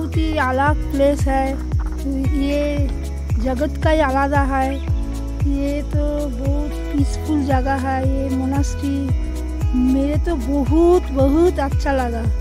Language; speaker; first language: Hindi; non-native, local second language; Bangla